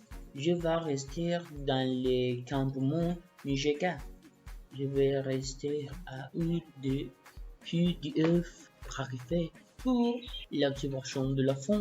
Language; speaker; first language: French; non-native, learner; Spanish